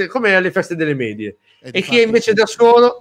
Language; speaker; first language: Italian; native; Italian